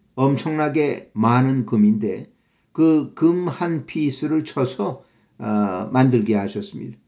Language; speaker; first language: Korean; native; Korean